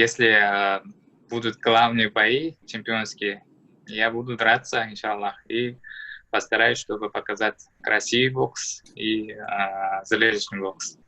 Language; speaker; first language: Russian; non-native, learner; Uzbek